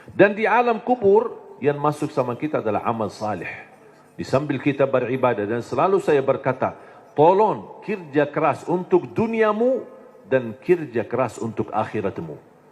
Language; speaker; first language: Indonesian; non-native, fluent; Arabic